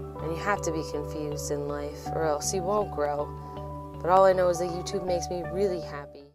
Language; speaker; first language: English; native; English